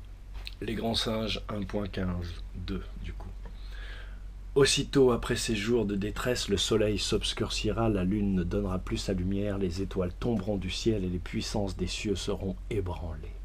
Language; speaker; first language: French; native; French